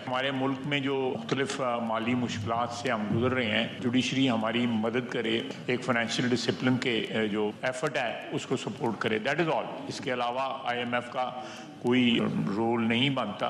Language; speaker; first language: Urdu; native; Urdu